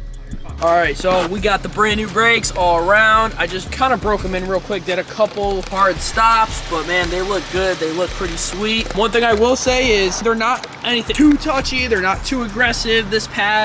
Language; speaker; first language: English; native; English